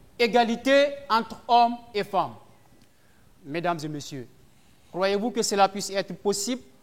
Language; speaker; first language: French; non-native, local second language; Fula